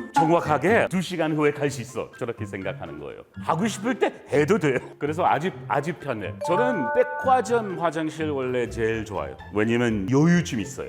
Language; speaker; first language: Korean; non-native, learner; English